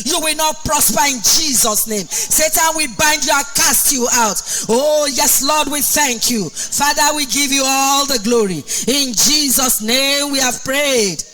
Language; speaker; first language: English; non-native, local second language; Yoruba